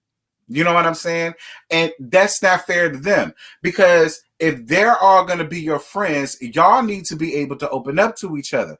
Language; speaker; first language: English; native; English